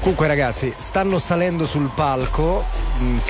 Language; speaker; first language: Italian; native; Italian